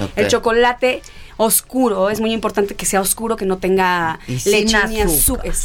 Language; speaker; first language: Spanish; native; Spanish